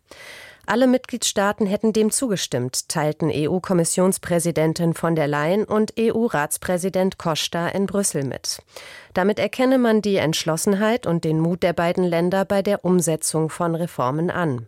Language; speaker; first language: German; native; German